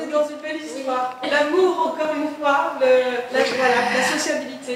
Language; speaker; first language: French; native; French